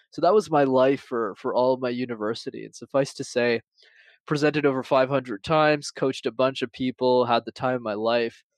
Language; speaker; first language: English; native; English